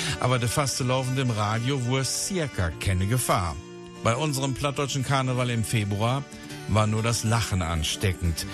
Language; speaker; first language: German; native; German